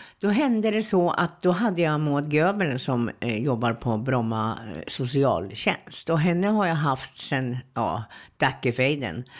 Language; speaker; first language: Swedish; native; Swedish